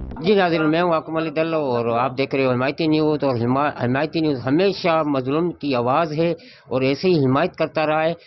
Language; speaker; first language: Urdu; non-native, local second language; Sindhi